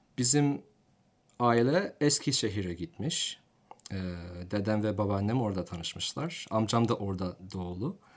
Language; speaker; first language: Turkish; non-native, fluent; English